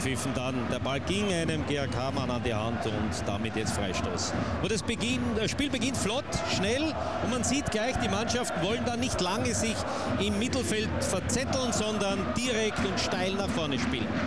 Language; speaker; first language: German; native; German